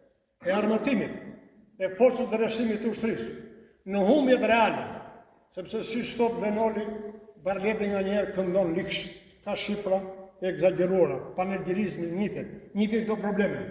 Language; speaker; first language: Albanian; native; Albanian